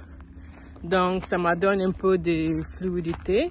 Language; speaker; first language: French; non-native, learner; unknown